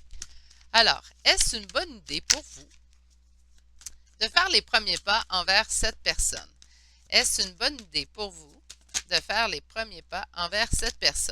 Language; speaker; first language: French; native; French